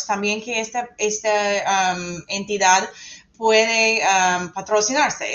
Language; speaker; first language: Spanish; non-native, fluent; English